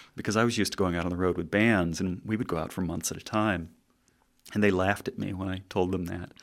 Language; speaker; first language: English; native; English